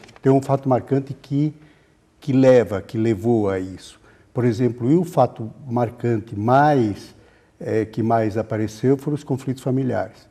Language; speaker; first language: Portuguese; native; Portuguese